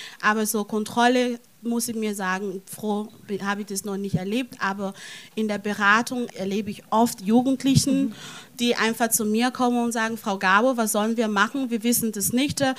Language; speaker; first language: German; non-native, fluent; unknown